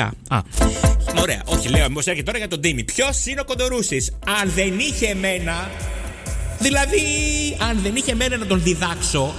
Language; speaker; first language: Greek; native; Greek